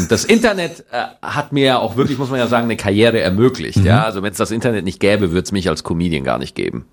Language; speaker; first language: German; native; German